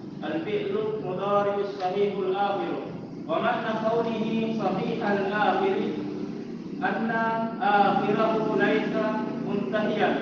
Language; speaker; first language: Arabic; non-native, learner; Indonesian